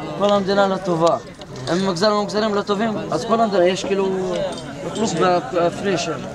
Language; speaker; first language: Hebrew; non-native, local second language; Arabic